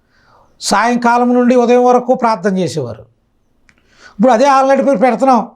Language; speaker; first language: Telugu; native; Telugu